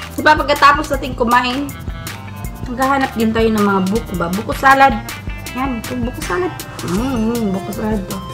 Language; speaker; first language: Filipino; non-native, local second language; Cebuano